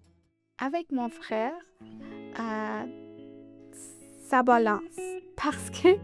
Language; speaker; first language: French; non-native, learner; Persian